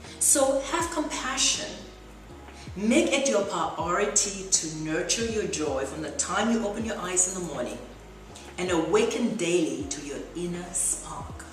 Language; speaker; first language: English; native; English